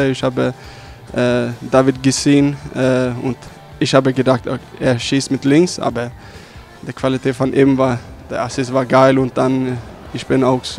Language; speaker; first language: German; non-native, learner; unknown